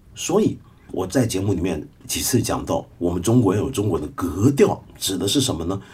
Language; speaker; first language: Chinese; native; Chinese